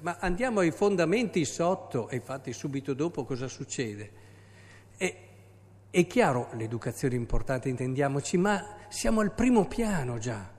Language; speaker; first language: Italian; native; Italian